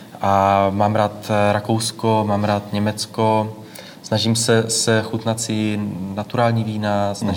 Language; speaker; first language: Czech; native; Czech